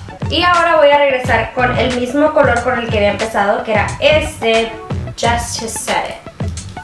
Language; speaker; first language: Spanish; early bilingual, heritage; Spanish